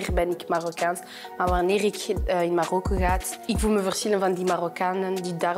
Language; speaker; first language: Dutch; early bilingual, other home language; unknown